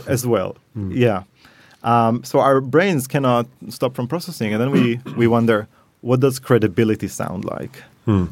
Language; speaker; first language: English; non-native, fluent; Hebrew